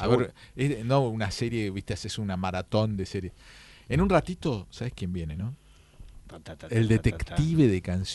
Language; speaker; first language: Spanish; native; Spanish